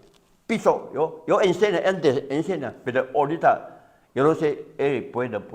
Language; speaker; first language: Spanish; non-native, learner; Chinese